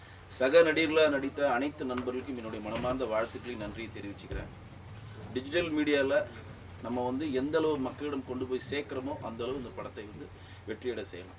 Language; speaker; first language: Tamil; native; Tamil